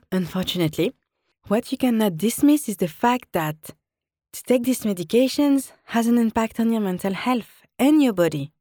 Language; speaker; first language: English; non-native, fluent; French